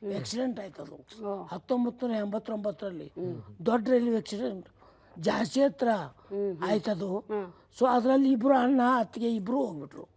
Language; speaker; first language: Kannada; native; Kannada